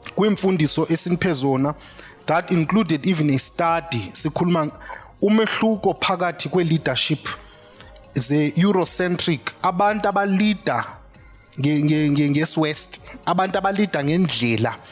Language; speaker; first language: Zulu; native; Zulu